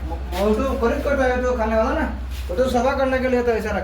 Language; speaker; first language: Hindi; non-native, local second language; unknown